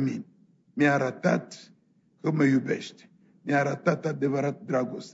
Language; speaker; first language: Romanian; non-native, fluent; French